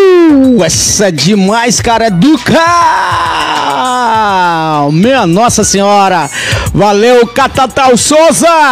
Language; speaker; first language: Portuguese; native; Portuguese